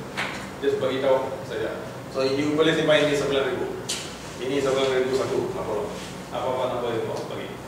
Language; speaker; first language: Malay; non-native, local second language; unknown